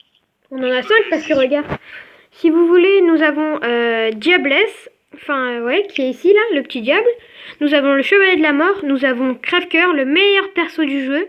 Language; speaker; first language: French; native; French